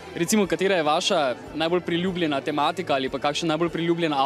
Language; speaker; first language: Slovenian; native; Slovenian